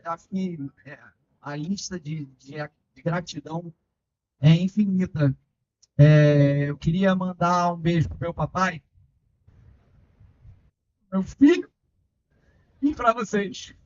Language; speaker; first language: Portuguese; native; Portuguese